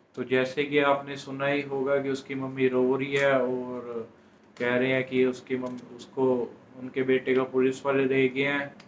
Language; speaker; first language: Hindi; non-native, local second language; Punjabi